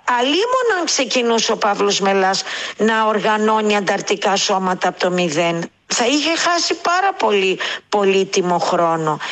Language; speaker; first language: Greek; native; Greek